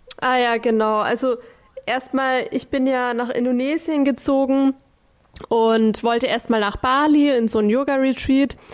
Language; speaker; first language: German; native; German